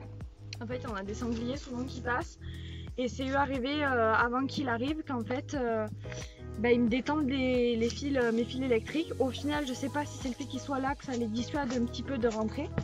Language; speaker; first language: French; native; French